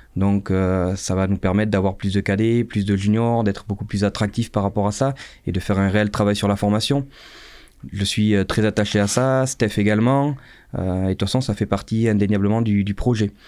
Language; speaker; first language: French; native; French